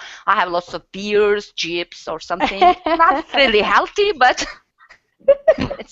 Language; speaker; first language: English; non-native, learner; Turkish